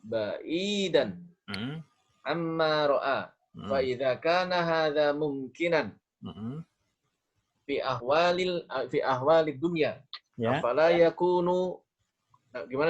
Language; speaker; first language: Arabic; non-native, learner; Indonesian